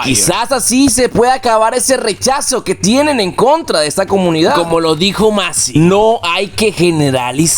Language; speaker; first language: Spanish; native; Spanish